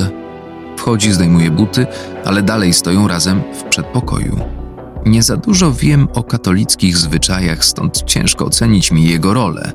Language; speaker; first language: Polish; native; Polish